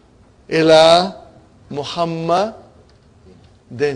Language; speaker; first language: Arabic; non-native, fluent; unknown